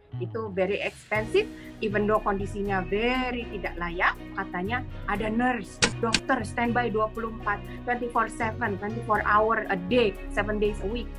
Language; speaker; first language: English; non-native, fluent; Indonesian